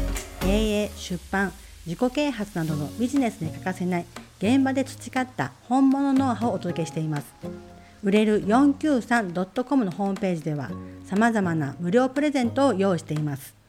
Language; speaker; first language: Japanese; native; Japanese